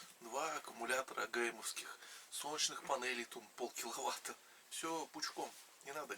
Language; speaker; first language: Russian; native; Russian